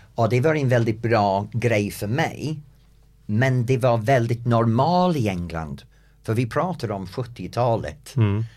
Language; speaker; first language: Swedish; non-native, fluent; English